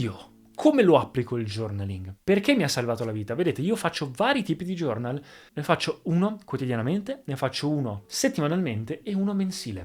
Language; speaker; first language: Italian; native; Italian